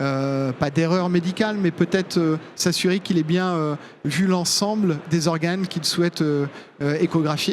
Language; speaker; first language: French; native; French